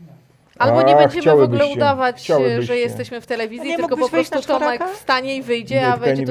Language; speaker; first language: Polish; native; Polish